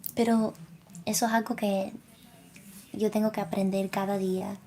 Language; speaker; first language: Spanish; early bilingual, other home language; English